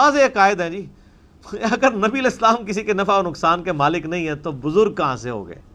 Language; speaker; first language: Urdu; non-native, local second language; Punjabi